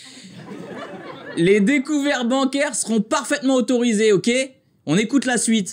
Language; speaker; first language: French; native; French